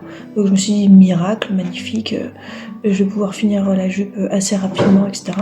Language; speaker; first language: French; native; French